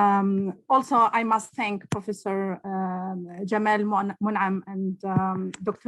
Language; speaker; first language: English; non-native, local second language; Arabic